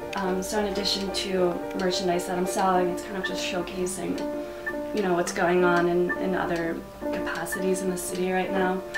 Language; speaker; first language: English; native; English